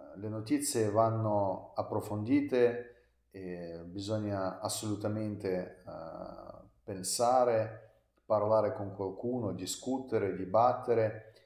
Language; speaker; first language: Italian; non-native, fluent; Russian